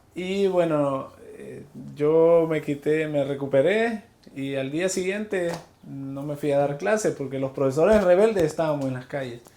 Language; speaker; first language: Spanish; native; Spanish